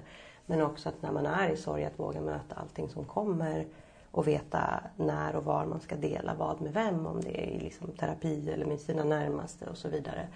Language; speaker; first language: Swedish; native; Swedish